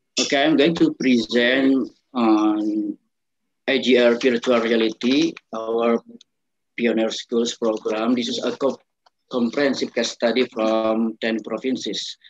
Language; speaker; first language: English; non-native, learner; Indonesian